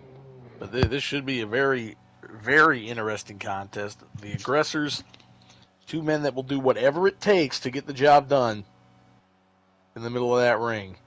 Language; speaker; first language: English; native; English